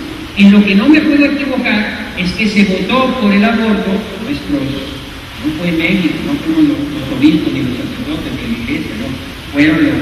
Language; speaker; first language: Spanish; native; Spanish